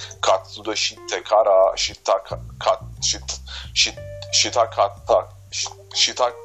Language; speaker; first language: Japanese; non-native, fluent; Persian